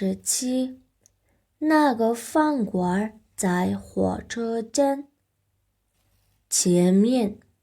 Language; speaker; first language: Chinese; non-native, fluent; Mongolian